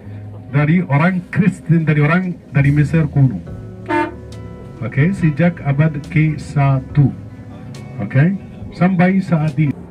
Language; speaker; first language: Indonesian; non-native, fluent; Arabic